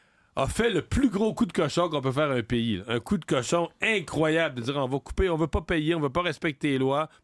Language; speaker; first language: French; native; French